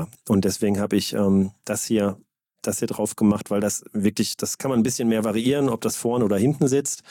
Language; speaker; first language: German; native; German